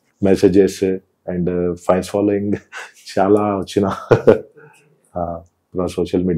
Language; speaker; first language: Telugu; non-native, local second language; Hindi